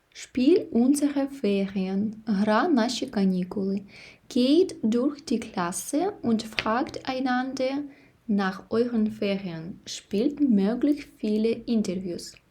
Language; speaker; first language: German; non-native, fluent; Ukrainian